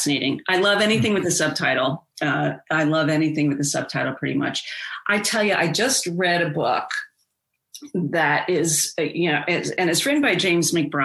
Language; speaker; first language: English; native; English